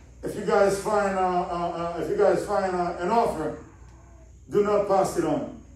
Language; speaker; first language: English; non-native, fluent; Haitian Creole